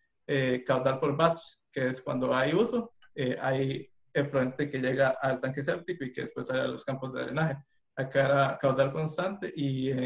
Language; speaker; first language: Spanish; native; Spanish